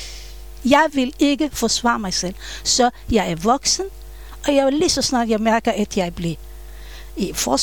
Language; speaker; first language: Danish; non-native, fluent; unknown